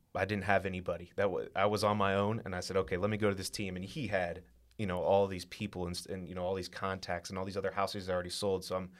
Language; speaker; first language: English; native; English